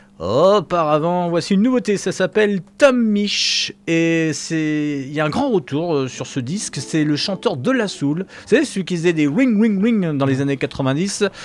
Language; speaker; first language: French; native; French